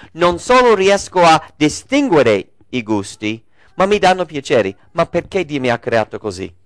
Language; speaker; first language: Italian; non-native, fluent; English